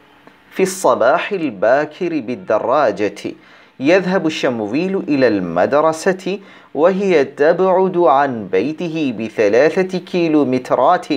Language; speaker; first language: Arabic; non-native, fluent; Bangla